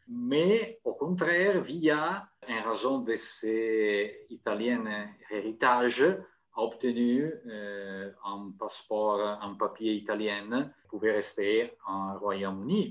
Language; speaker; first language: French; non-native, fluent; Italian